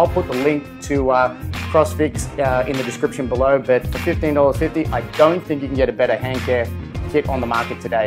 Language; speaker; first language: English; native; English